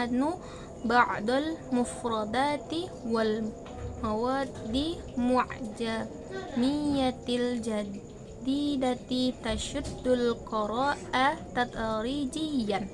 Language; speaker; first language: Arabic; non-native, learner; Indonesian